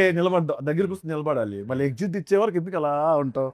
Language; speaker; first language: Telugu; native; Telugu